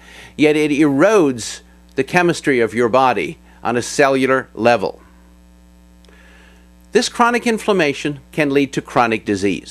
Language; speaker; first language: English; native; English